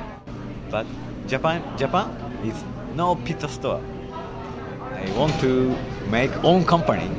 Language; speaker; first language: English; non-native, fluent; Japanese